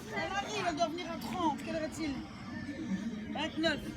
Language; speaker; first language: French; native; French